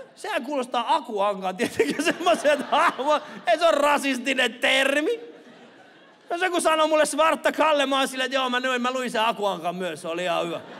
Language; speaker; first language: Finnish; early bilingual, other home language; Persian